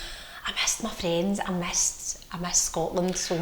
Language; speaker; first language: English; native; English